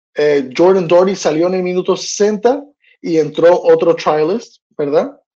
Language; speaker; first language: Spanish; early bilingual, heritage; Spanish